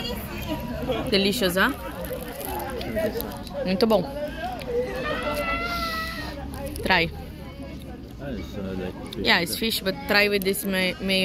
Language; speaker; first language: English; non-native, learner; Portuguese